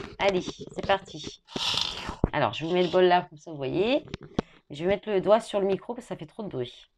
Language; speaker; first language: French; native; French